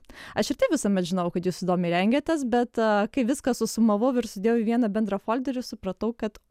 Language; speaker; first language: Lithuanian; native; Lithuanian